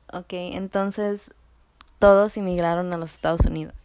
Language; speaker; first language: Spanish; early bilingual, other home language; English